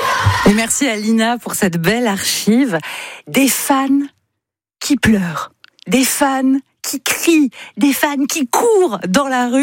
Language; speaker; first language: French; native; French